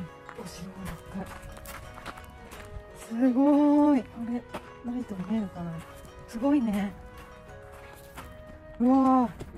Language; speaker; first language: Japanese; native; Japanese